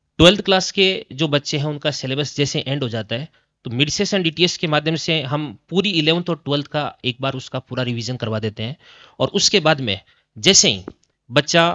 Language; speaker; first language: Hindi; native; Hindi